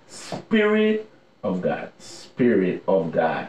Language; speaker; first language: English; non-native, fluent; Haitian Creole